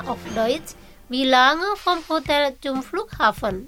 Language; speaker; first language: German; non-native, learner; Indonesian